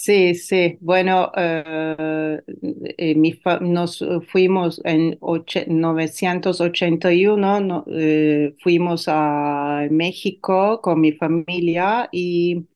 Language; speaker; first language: Spanish; non-native, fluent; Turkish